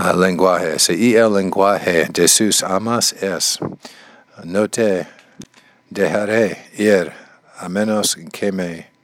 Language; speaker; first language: Spanish; non-native, learner; English